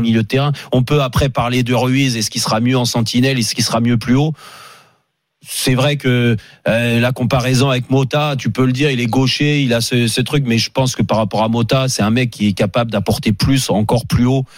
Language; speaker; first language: French; native; French